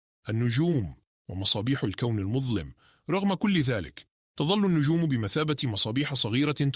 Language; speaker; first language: Arabic; native; Arabic